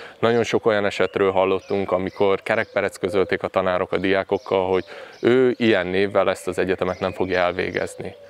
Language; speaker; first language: Hungarian; native; Hungarian